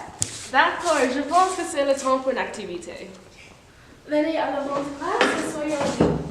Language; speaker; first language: French; non-native, fluent; English